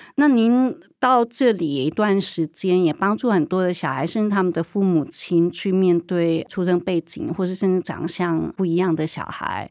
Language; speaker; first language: Chinese; native; Chinese